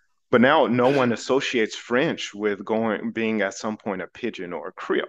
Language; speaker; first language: English; native; English